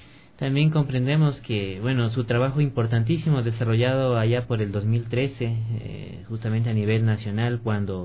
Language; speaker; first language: Spanish; native; Spanish